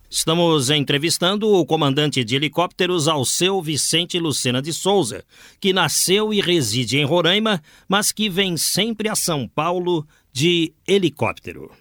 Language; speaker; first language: Portuguese; native; Portuguese